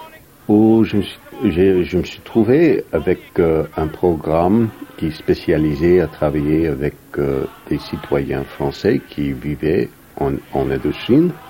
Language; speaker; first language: French; non-native, fluent; English